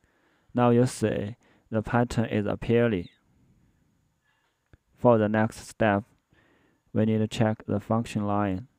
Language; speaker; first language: English; non-native, learner; Chinese